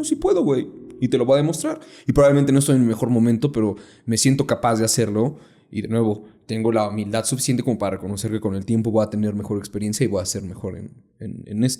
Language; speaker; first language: Spanish; native; Spanish